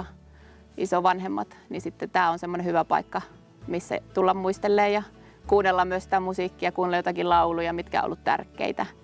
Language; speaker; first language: Finnish; native; Finnish